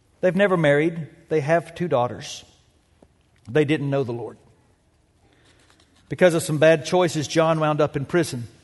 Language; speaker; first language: English; native; English